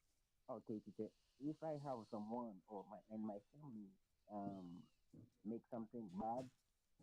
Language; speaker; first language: English; non-native, learner; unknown